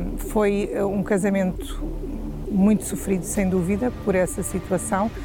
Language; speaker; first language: Portuguese; native; Portuguese